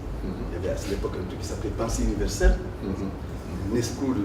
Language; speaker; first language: French; non-native, local second language; Fula